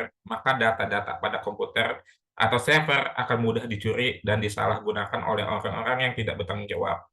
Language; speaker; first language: Indonesian; native; Indonesian